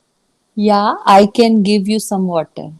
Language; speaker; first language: English; non-native, learner; Hindi